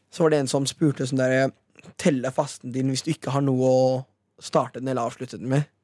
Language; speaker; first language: Norwegian; early bilingual, other home language; Arabic